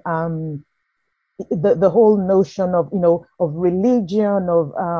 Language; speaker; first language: English; non-native, local second language; Yoruba